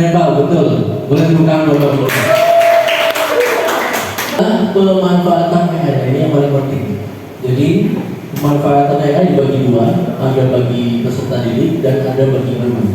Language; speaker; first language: Indonesian; native; Indonesian